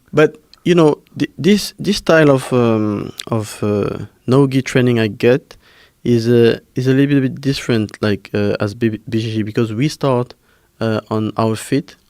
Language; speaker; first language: English; non-native, fluent; French